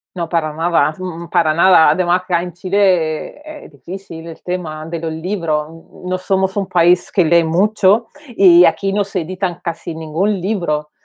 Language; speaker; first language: Spanish; non-native, fluent; Italian